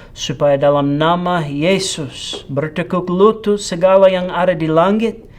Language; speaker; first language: Malay; non-native, fluent; English